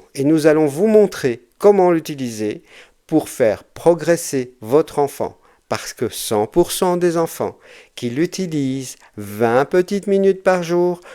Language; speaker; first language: French; native; French